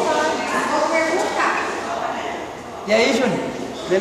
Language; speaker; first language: Portuguese; native; Portuguese